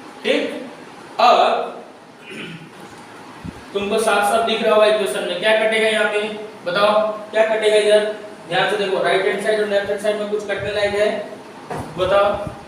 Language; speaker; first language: Hindi; native; Hindi